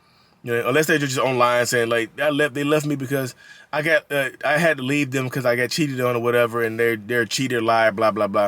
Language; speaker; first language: English; native; English